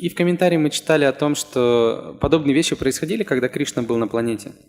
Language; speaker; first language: Russian; native; Russian